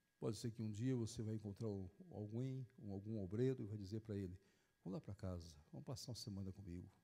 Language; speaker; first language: Portuguese; native; Portuguese